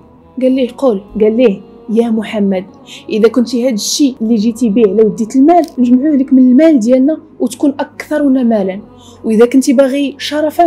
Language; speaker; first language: Arabic; native; Arabic